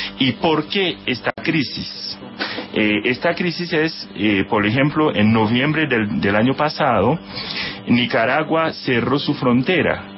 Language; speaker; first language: Spanish; non-native, fluent; Haitian Creole